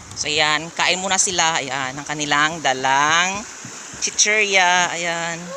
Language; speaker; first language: Filipino; non-native, local second language; Hiligaynon